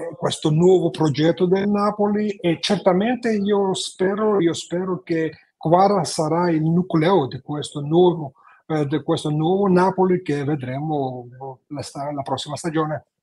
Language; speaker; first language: Italian; non-native, fluent; Georgian